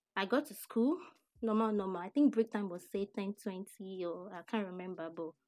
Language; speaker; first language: English; non-native, local second language; Yoruba